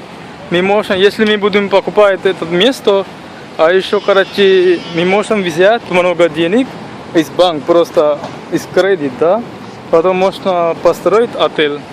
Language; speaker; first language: Russian; non-native, learner; Sinhala